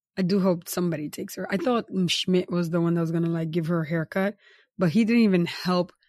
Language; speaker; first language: English; native; English